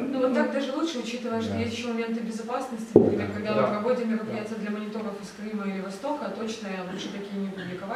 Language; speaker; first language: Russian; native; Russian